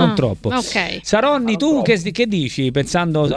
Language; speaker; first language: Italian; native; Italian